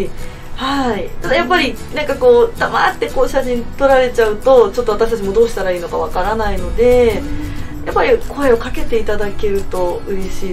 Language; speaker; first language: Japanese; native; Japanese